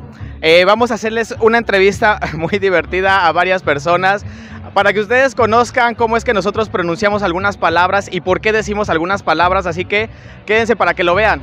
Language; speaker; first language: Spanish; native; Spanish